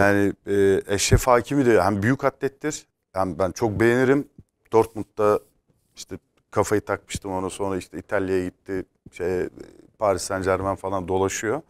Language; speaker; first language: Turkish; native; Turkish